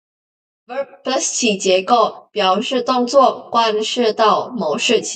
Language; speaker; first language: Chinese; non-native, fluent; Indonesian